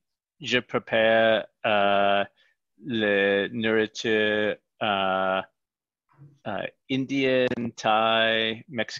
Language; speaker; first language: French; non-native, learner; English